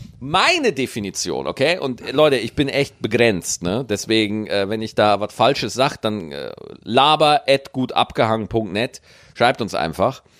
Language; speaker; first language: German; native; German